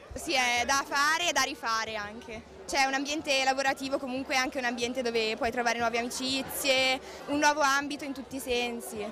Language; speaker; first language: Italian; native; Italian